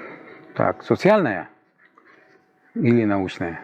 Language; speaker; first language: Russian; non-native, fluent; Spanish